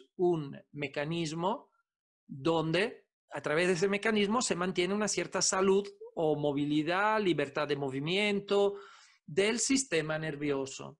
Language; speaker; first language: Spanish; non-native, fluent; Italian